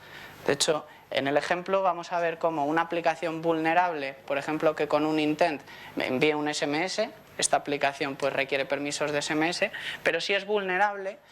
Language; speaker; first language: Spanish; native; Spanish